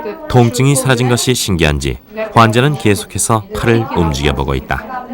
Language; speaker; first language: Korean; native; Korean